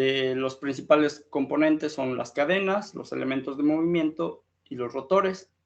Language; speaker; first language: Spanish; native; Spanish